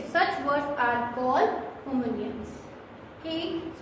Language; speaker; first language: English; non-native, local second language; Hindi